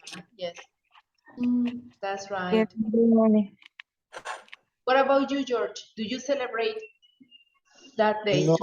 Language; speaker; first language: English; non-native, fluent; Spanish